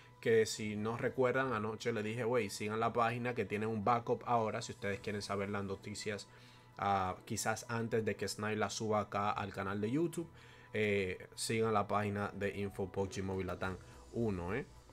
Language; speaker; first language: Spanish; native; Spanish